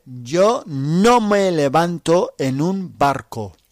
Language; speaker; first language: Spanish; non-native, fluent; English